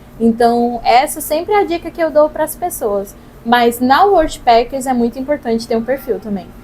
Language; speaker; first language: Portuguese; non-native, local second language; Kabuverdianu